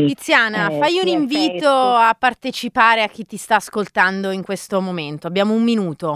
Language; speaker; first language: Italian; native; Italian